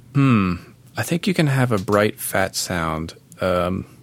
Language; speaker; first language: English; native; English